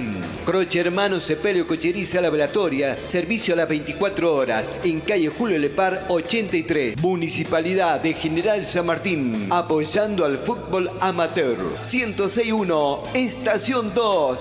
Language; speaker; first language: Spanish; native; Spanish